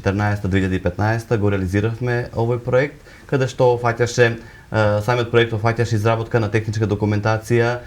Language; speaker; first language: Macedonian; native; Macedonian